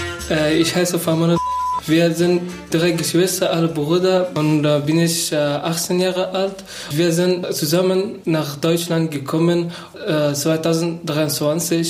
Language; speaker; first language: German; non-native, learner; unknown